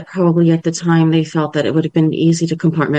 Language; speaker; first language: English; native; English